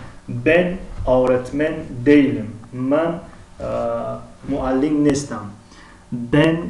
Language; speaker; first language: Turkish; non-native, fluent; Tajik